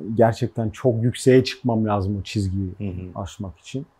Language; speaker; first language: Turkish; early bilingual, heritage; Turkish